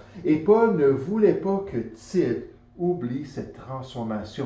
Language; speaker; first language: French; native; French